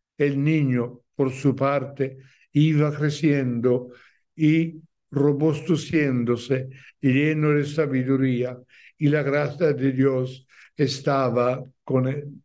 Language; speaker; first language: Spanish; non-native, fluent; Italian